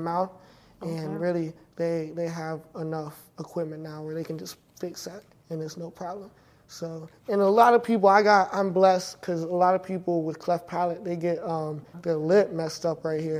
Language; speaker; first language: English; native; English